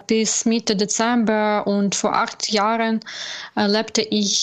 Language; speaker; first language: German; non-native, learner; Ukrainian